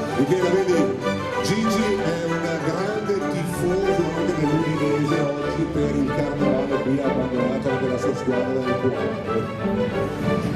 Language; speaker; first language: Italian; native; Italian